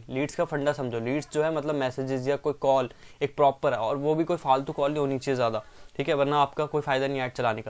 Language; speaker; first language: Hindi; native; Hindi